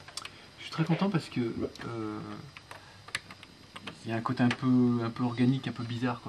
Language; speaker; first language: French; native; French